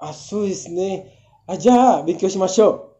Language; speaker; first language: Japanese; non-native, learner; Indonesian